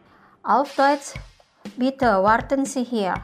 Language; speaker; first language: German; non-native, fluent; Indonesian